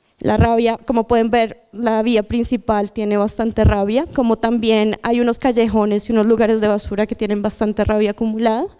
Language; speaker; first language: Spanish; native; Spanish